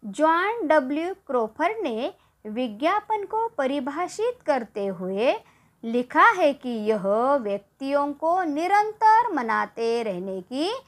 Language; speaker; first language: Hindi; non-native, local second language; Marathi